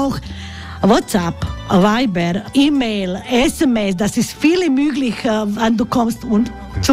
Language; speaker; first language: German; non-native, learner; Croatian